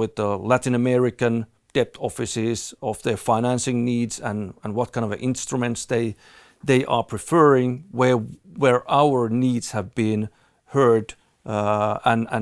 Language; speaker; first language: English; non-native, fluent; Finnish